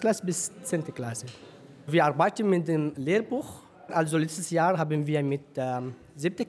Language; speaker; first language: German; non-native, learner; Arabic